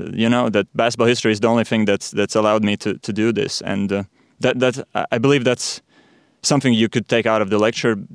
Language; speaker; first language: English; non-native, fluent; Latvian